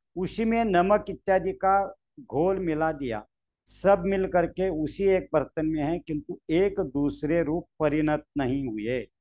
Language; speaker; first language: Hindi; non-native, local second language; Marathi